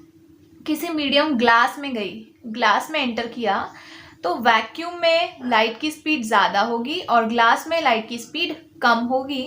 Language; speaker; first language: Hindi; native; Hindi